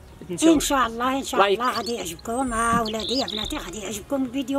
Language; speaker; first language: Arabic; non-native, local second language; Central Atlas Tamazight